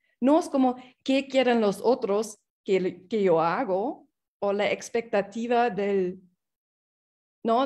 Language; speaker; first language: Spanish; non-native, fluent; English